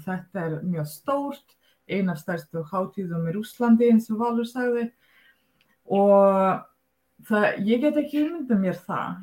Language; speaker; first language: Icelandic; non-native, fluent; Russian